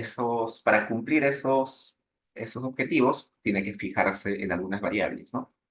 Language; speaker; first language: Spanish; native; Spanish